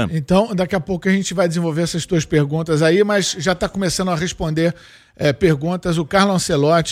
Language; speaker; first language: Portuguese; native; Portuguese